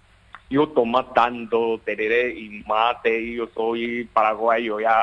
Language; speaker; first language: Spanish; non-native, learner; Chinese